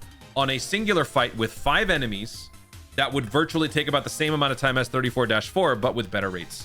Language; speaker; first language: English; native; English